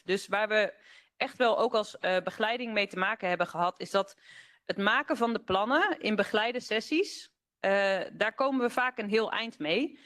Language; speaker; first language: Dutch; native; Dutch